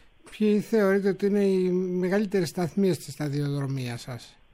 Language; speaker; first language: Greek; native; Greek